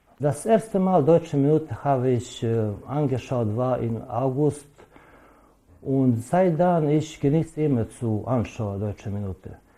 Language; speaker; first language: German; non-native, learner; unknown